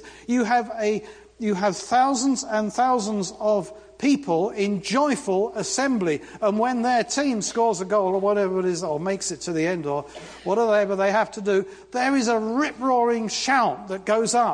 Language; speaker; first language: English; native; English